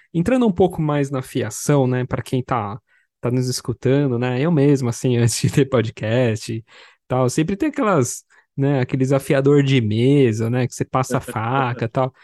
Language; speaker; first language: Portuguese; native; Portuguese